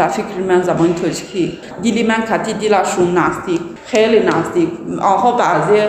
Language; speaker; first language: Tajik; non-native, learner; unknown